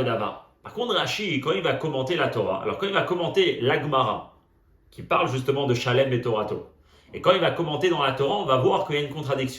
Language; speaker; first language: French; native; French